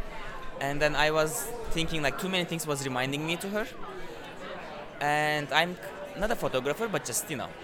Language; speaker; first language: English; non-native, fluent; Turkish